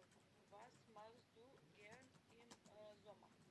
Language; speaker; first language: German; non-native, learner; Macedonian